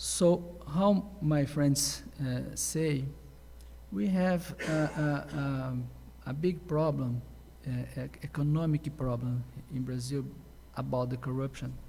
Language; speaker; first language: English; non-native, learner; Portuguese